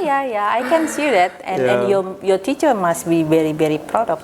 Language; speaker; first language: English; non-native, fluent; Indonesian